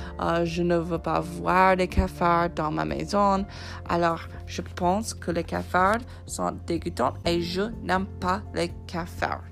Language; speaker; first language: French; non-native, fluent; English